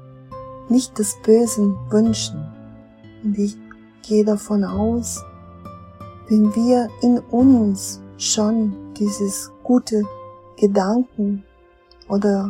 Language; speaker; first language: German; non-native, fluent; Portuguese